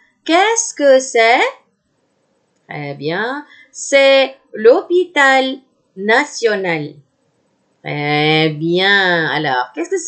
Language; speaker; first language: French; non-native, fluent; Indonesian